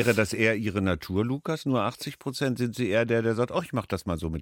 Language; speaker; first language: German; native; German